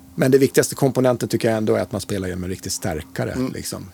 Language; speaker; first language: Swedish; native; Swedish